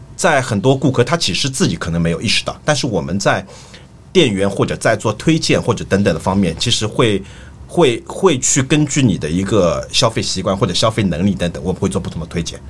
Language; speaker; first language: Chinese; native; Chinese